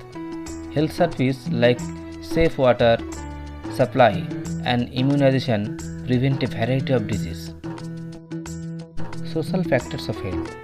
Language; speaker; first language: English; non-native, local second language; Bangla